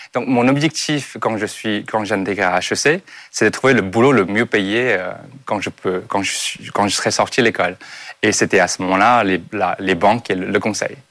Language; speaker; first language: French; non-native, fluent; Chinese